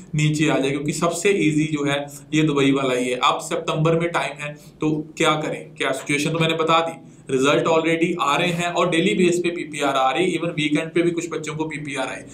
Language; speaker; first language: Hindi; non-native, local second language; Punjabi